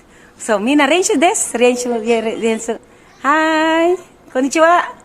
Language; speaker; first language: Japanese; non-native, learner; Filipino